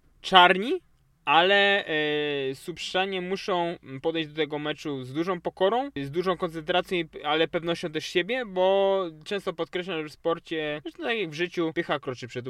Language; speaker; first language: Polish; native; Polish